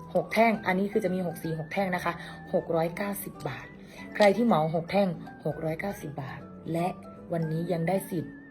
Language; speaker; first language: Thai; native; Thai